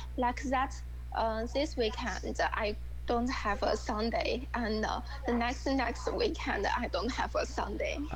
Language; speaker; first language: English; non-native, learner; Chinese